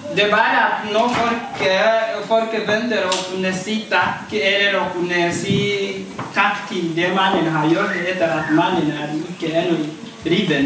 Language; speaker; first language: Norwegian; non-native, fluent; Kinyarwanda